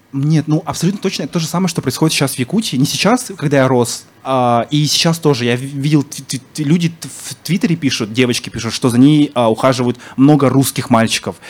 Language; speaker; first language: Russian; native; Russian